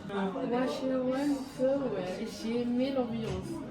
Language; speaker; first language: French; non-native, learner; Chinese